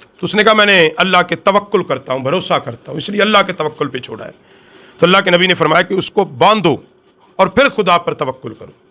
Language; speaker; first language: Urdu; non-native, local second language; Punjabi